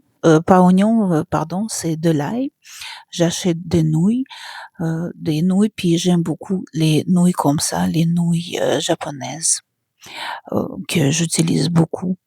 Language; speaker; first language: French; non-native, fluent; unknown